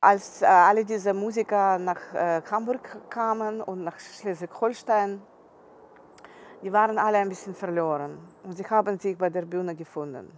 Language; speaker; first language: German; non-native, fluent; Ukrainian